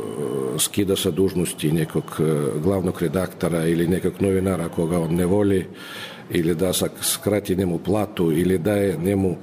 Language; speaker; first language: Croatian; non-native, fluent; Russian